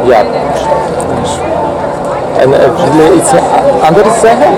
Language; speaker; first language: Dutch; non-native, learner; Polish